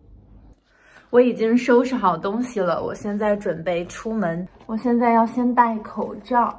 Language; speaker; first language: Chinese; native; Chinese